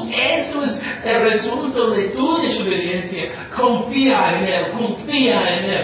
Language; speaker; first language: Spanish; non-native, fluent; English